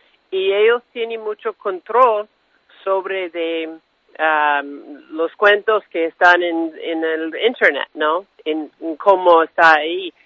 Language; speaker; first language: Spanish; non-native, fluent; English